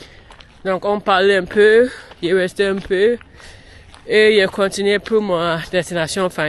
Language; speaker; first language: French; non-native, learner; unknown